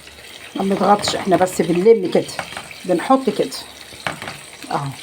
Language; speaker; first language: Arabic; native; Arabic